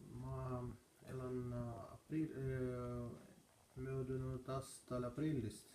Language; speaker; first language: Estonian; non-native, learner; Russian